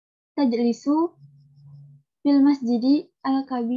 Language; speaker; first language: Arabic; non-native, learner; Indonesian